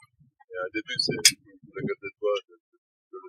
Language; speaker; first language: French; non-native, learner; Russian